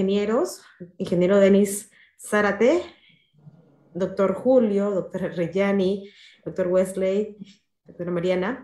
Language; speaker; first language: Spanish; native; Spanish